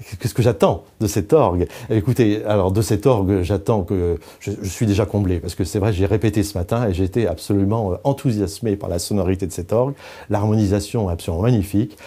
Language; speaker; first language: French; native; French